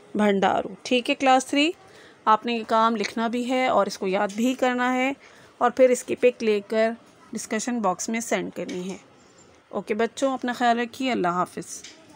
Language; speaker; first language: Urdu; non-native, local second language; Sindhi